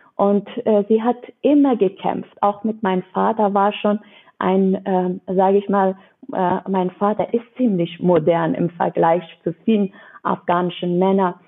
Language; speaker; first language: German; non-native, fluent; Persian